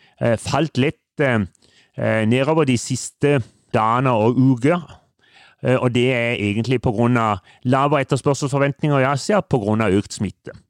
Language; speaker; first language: Norwegian; native; Norwegian